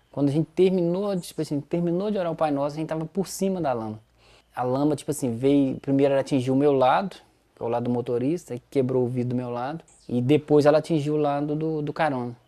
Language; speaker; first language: Portuguese; native; Portuguese